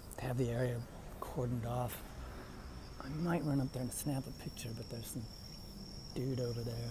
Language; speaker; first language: English; native; English